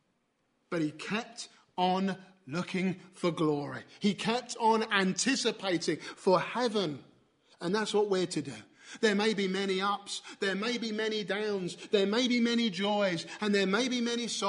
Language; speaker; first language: English; native; English